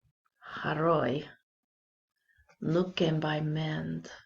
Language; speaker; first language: Albanian; non-native, learner; English